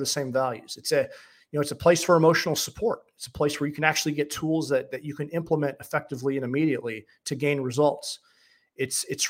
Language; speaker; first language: English; native; English